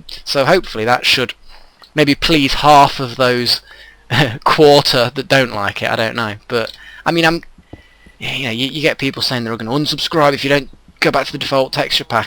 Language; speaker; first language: English; native; English